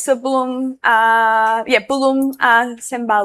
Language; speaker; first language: Indonesian; non-native, learner; English